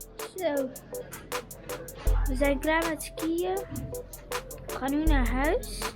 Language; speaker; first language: Dutch; early bilingual, other home language; Uyghur